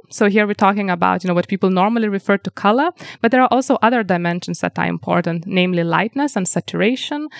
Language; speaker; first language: English; non-native, fluent; Lithuanian